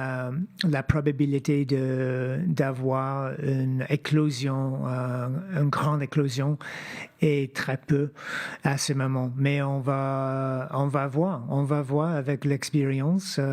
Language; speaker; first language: French; non-native, fluent; English